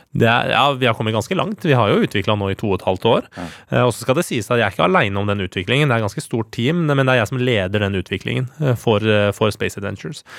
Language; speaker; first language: Norwegian; early bilingual, other home language; Persian